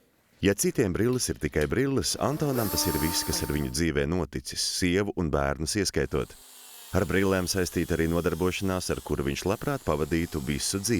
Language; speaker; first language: Latvian; native; Latvian